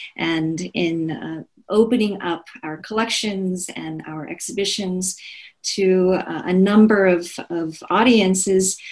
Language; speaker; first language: English; non-native, fluent; Korean